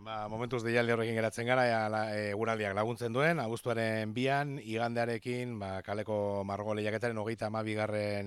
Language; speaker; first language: Basque; native; Basque